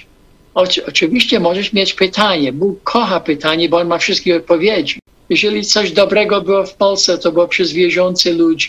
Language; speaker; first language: Polish; non-native, fluent; English